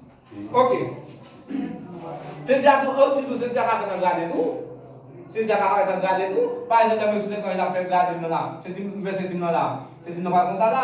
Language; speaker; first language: French; non-native, local second language; Haitian Creole